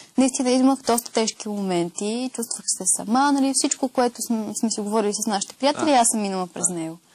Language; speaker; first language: Bulgarian; early bilingual, heritage; Bulgarian